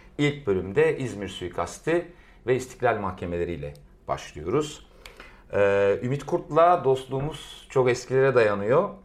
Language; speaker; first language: Turkish; native; Turkish